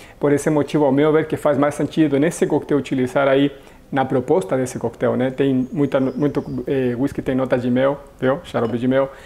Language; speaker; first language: Portuguese; non-native, fluent; Spanish